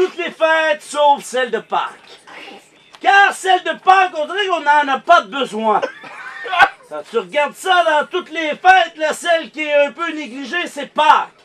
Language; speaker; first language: French; native; French